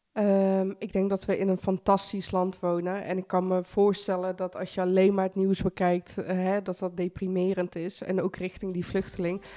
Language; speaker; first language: Dutch; early bilingual, other home language; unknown